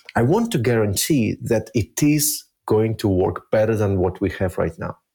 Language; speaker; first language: English; early bilingual, other home language; Russian